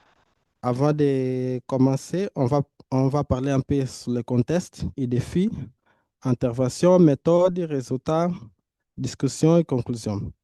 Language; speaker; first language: French; non-native, fluent; Portuguese